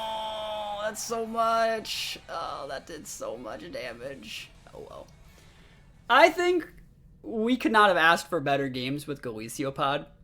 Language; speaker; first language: English; native; English